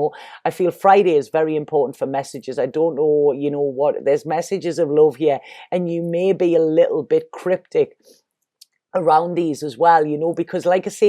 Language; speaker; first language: English; native; English